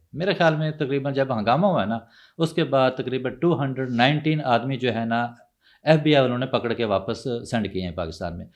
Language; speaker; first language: Urdu; non-native, local second language; Punjabi